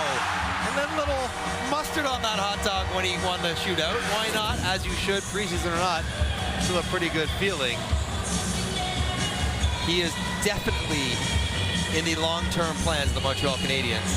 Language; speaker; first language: English; native; English